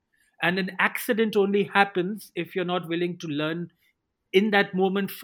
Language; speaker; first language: English; non-native, local second language; Hindi